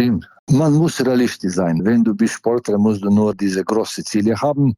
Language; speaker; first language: German; non-native, fluent; Slovenian